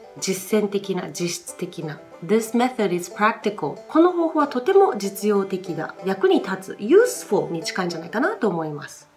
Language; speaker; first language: Japanese; native; Japanese